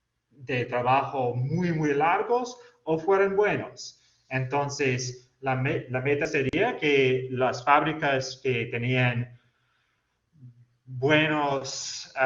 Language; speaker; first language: Spanish; non-native, fluent; English